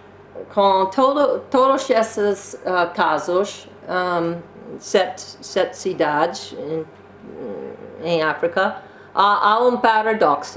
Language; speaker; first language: Portuguese; non-native, learner; English